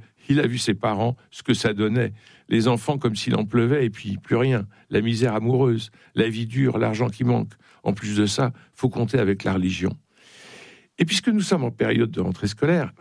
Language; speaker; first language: French; native; French